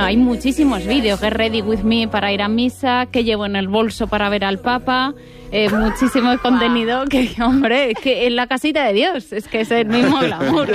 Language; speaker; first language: Spanish; native; Spanish